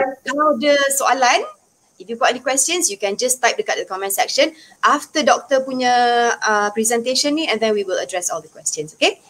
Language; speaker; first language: English; non-native, local second language; Malay